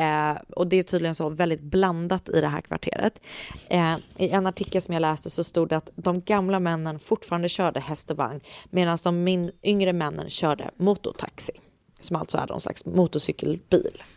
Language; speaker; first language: Swedish; native; Swedish